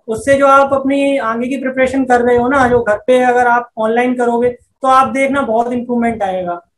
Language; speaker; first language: Hindi; native; Hindi